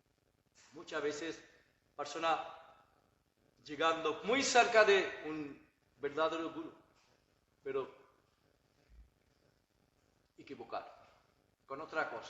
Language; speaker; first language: Spanish; non-native, learner; Bangla